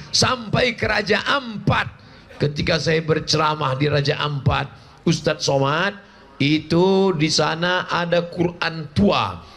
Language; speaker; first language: Indonesian; non-native, local second language; Malay